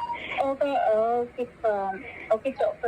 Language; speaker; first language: Chinese; non-native, learner; Indonesian